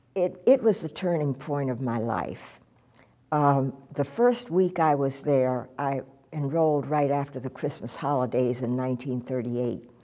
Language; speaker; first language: English; native; English